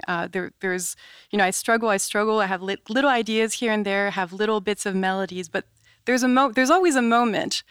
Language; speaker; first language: English; non-native, fluent; French